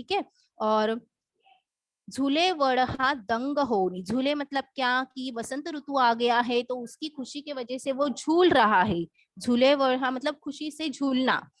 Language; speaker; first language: Hindi; non-native, local second language; Marathi